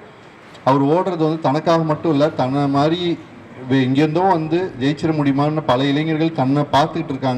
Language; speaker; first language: Tamil; native; Tamil